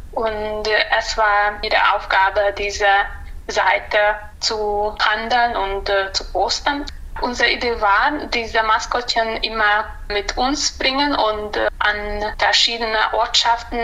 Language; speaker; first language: German; non-native, local second language; Hungarian